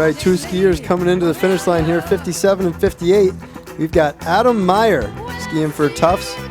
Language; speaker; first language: English; native; English